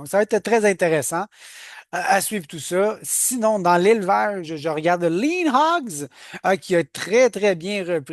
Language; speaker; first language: French; native; French